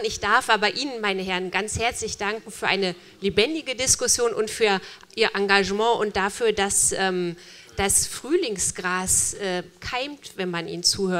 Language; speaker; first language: German; native; German